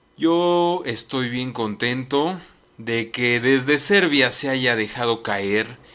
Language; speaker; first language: Spanish; native; Spanish